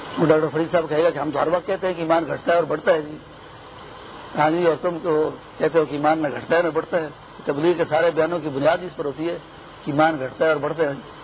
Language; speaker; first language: Urdu; non-native, local second language; Pashto